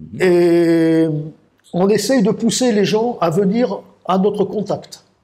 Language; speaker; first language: French; native; French